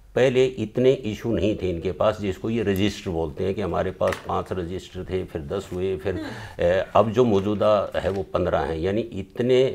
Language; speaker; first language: Hindi; native; Hindi